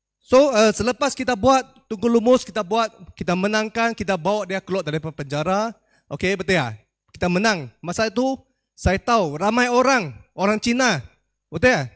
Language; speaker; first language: Malay; non-native, local second language; Chinese